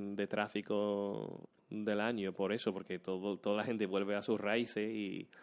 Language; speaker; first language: Spanish; non-native, fluent; English